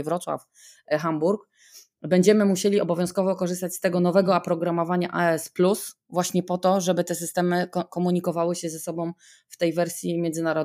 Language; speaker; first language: Polish; native; Polish